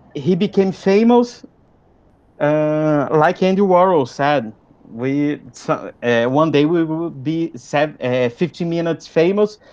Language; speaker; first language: English; non-native, fluent; Portuguese